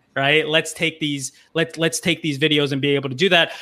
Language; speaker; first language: English; native; English